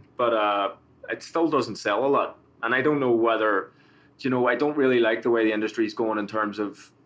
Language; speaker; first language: English; native; English